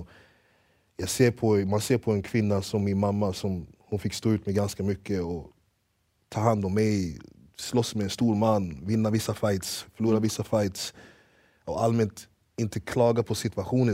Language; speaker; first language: Swedish; early bilingual, other home language; English